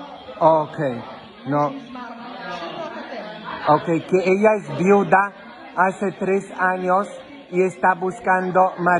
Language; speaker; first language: Spanish; non-native, fluent; Polish